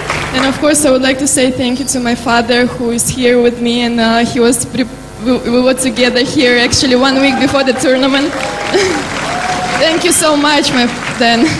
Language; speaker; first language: English; non-native, fluent; Russian